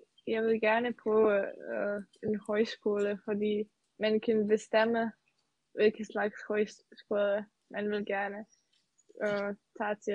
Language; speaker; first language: Danish; non-native, learner; Serbian